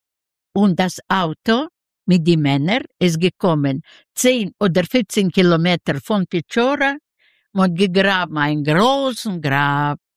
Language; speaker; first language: German; non-native, learner; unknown